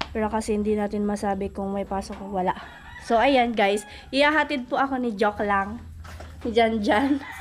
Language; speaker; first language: Filipino; non-native, local second language; Bikol